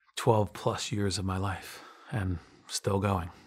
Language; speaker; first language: English; native; English